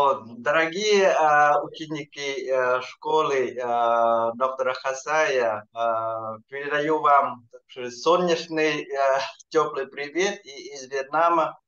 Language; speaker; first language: Russian; non-native, fluent; Vietnamese